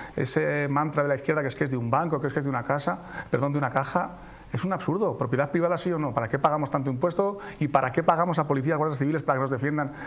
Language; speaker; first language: Spanish; native; Spanish